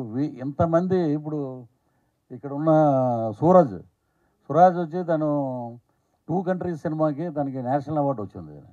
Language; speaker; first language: Telugu; native; Telugu